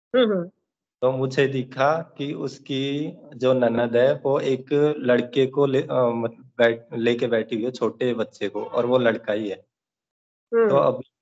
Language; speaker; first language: Hindi; native; Hindi